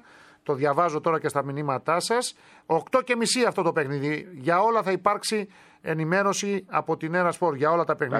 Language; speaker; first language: Greek; native; Greek